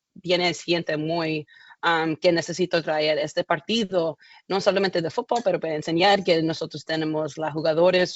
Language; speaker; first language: Spanish; non-native, learner; English